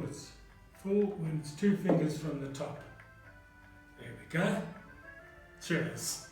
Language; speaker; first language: English; native; English